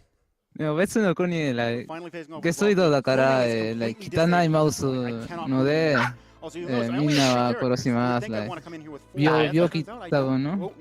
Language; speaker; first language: Japanese; non-native, learner; Spanish